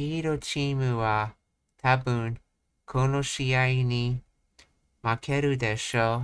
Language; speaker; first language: Japanese; non-native, learner; English